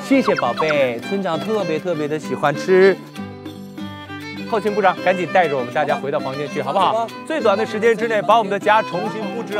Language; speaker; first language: Chinese; native; Chinese